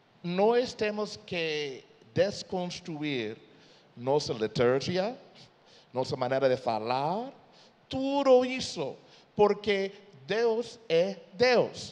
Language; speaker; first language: Portuguese; non-native, fluent; English